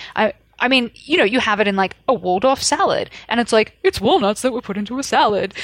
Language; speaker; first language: English; native; English